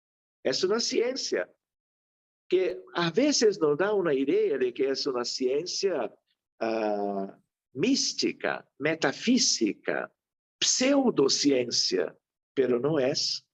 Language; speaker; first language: Spanish; non-native, fluent; Portuguese